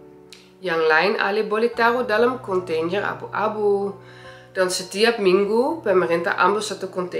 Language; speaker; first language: Indonesian; early bilingual, heritage; Indonesian